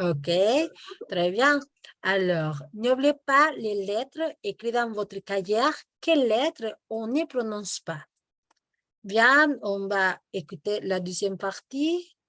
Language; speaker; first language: French; non-native, fluent; Spanish